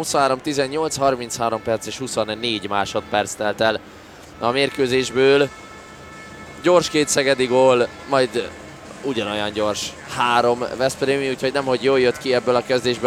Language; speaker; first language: Hungarian; native; Hungarian